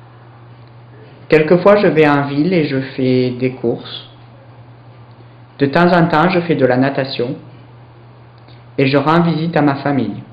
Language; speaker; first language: French; non-native, learner; English